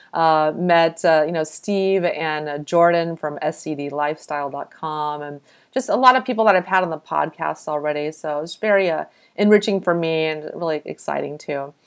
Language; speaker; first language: English; native; English